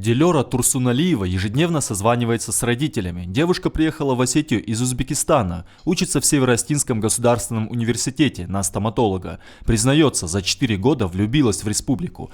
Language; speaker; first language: Russian; native; Russian